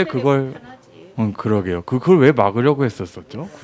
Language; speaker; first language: Korean; native; Korean